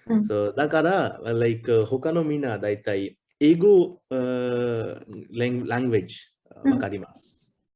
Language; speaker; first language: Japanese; non-native, learner; Hindi